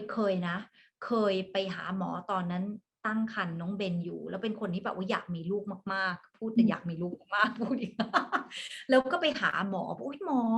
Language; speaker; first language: Thai; early bilingual, other home language; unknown